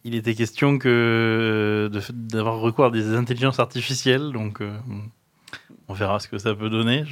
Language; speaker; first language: French; native; French